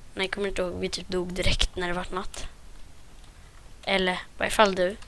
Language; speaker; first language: Swedish; native; Swedish